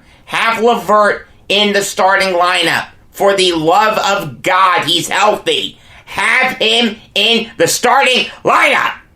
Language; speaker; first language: English; native; English